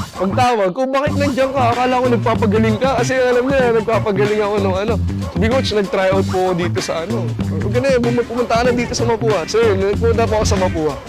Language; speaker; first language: Filipino; native; Filipino